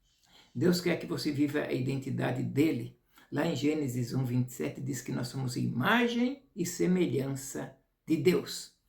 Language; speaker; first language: Portuguese; native; Portuguese